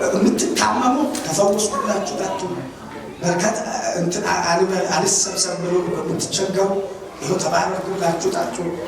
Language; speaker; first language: Amharic; native; Amharic